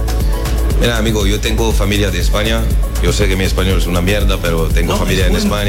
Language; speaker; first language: Spanish; non-native, learner; French